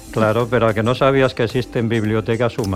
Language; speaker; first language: Spanish; native; Spanish